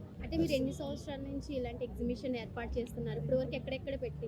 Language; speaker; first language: Telugu; native; Telugu